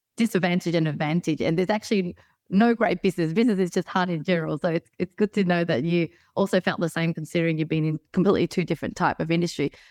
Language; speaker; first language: English; native; English